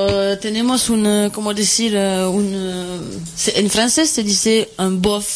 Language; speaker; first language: Spanish; non-native, fluent; French